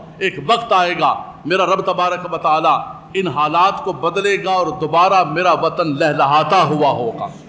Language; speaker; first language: Urdu; non-native, local second language; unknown